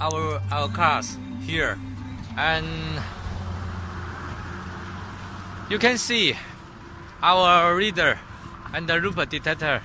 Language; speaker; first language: English; non-native, learner; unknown